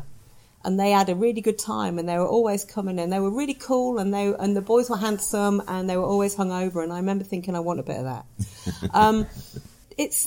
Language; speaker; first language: English; native; English